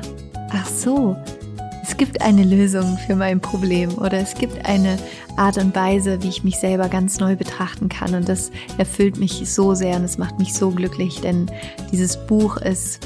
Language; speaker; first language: German; native; German